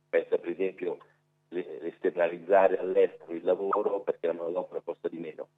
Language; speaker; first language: Italian; native; Italian